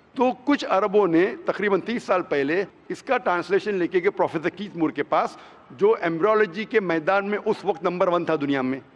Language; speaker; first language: Hindi; non-native, local second language; Konkani